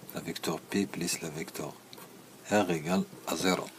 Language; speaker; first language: French; non-native, local second language; Arabic